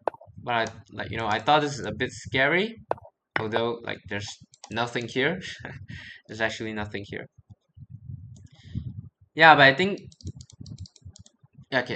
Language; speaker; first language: English; non-native, fluent; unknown